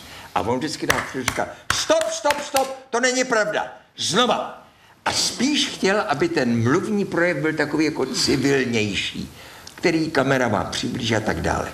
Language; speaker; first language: Czech; native; Czech